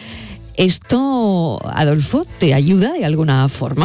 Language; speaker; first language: Spanish; native; Spanish